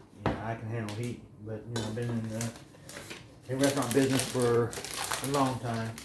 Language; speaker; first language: English; native; English